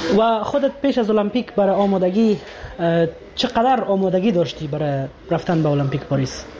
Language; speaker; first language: Persian; native; Persian